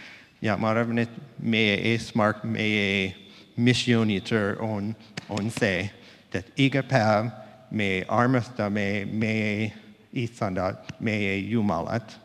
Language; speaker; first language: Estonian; non-native, learner; English